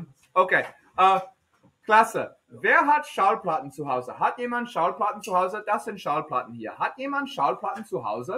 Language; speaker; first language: German; non-native, fluent; English